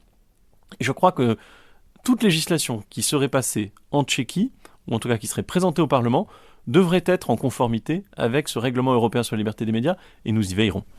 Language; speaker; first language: French; native; French